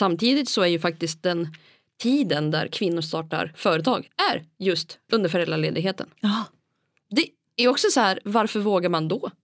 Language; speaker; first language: Swedish; native; Swedish